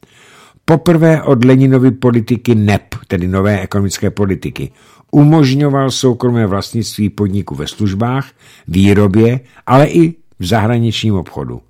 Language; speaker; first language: Czech; native; Czech